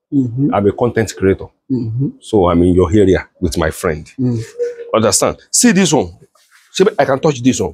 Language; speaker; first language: English; non-native, local second language; Yoruba